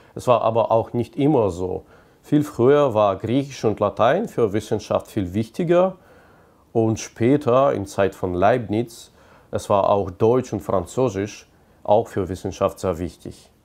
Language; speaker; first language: German; non-native, fluent; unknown